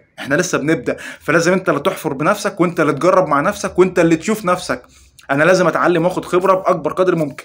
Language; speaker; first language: Arabic; native; Arabic